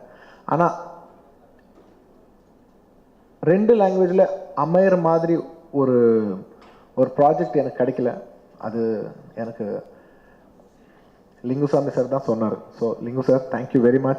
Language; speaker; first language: Tamil; non-native, local second language; Telugu